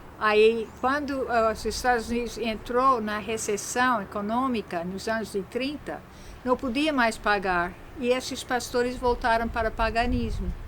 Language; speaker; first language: Portuguese; non-native, fluent; English